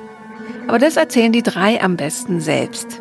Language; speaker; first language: German; native; German